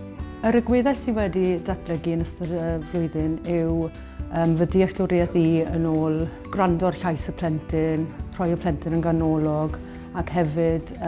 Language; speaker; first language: Welsh; non-native, local second language; English